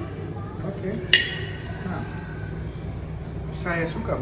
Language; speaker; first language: Indonesian; non-native, learner; Dutch